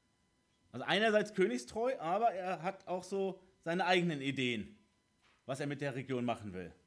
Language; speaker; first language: German; native; German